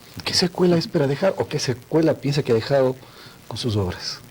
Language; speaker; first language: Spanish; native; Spanish